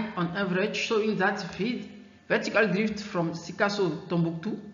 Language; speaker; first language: English; non-native, fluent; French